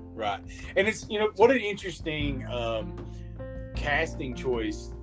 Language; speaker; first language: English; native; English